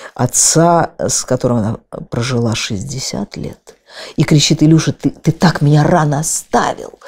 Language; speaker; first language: Russian; native; Russian